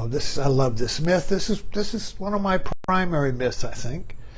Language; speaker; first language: English; native; English